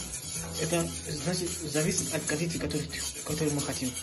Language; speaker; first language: Russian; non-native, learner; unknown